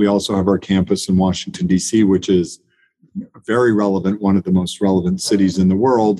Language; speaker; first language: English; native; English